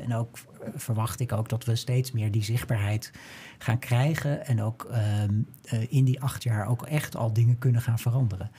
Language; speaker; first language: Dutch; native; Dutch